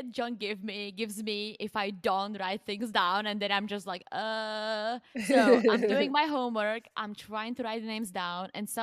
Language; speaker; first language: English; non-native, fluent; Czech